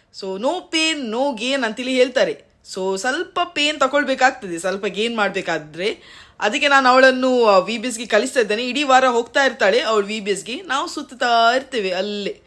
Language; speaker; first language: Kannada; native; Kannada